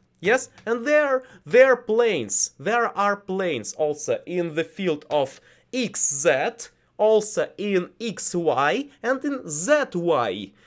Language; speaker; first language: English; non-native, learner; Russian